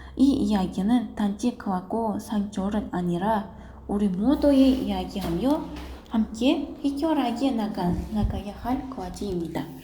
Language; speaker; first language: Korean; non-native, learner; Uzbek